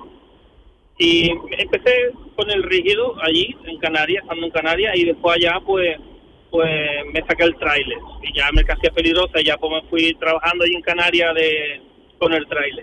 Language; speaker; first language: Spanish; native; Spanish